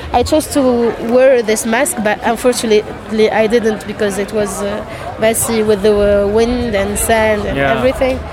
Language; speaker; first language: English; non-native, fluent; Arabic